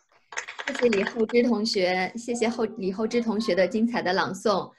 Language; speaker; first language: Chinese; native; Chinese